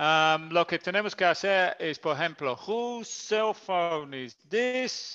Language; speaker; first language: Spanish; non-native, fluent; English